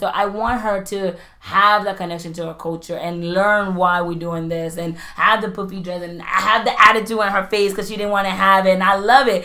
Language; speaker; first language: English; non-native, fluent; Spanish